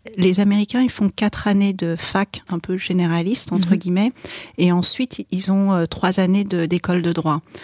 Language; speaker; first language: French; early bilingual, other home language; Chinese